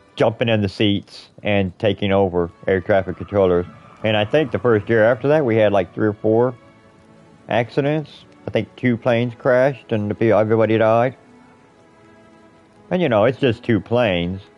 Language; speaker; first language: English; native; English